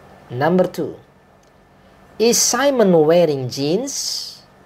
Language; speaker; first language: English; non-native, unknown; Indonesian